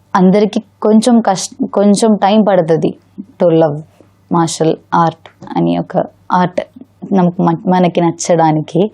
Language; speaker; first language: Telugu; non-native, learner; Malayalam